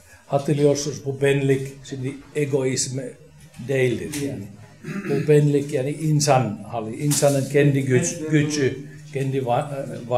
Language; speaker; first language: Turkish; non-native, fluent; Finnish